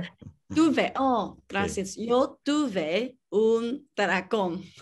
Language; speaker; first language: Spanish; non-native, learner; Chinese